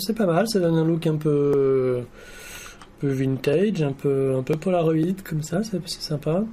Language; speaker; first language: French; native; French